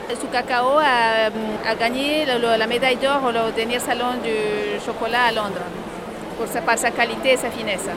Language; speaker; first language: French; non-native, fluent; Spanish